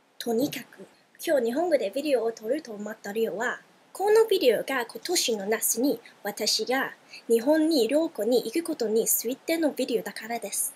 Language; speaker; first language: Japanese; early bilingual, other home language; Chinese